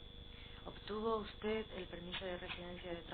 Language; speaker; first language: Spanish; native; Spanish